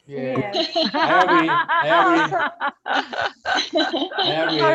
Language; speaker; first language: English; non-native, learner; Portuguese